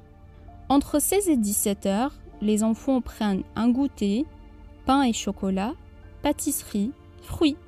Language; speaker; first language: French; non-native, fluent; Arabic